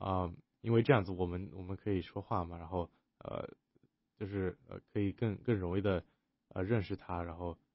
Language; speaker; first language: Chinese; early bilingual, heritage; Chinese